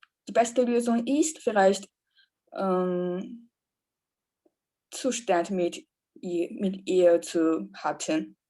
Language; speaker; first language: German; non-native, learner; Chinese